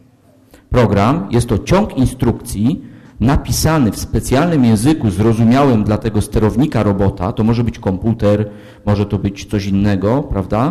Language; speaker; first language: Polish; native; Polish